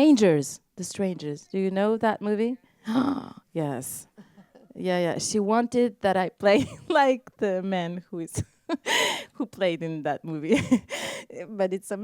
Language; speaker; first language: English; non-native, learner; French